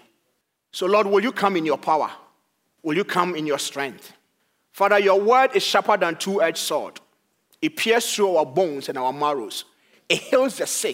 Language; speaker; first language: English; non-native, local second language; Akan